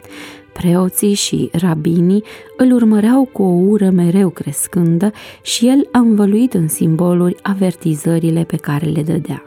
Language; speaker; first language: Romanian; native; Romanian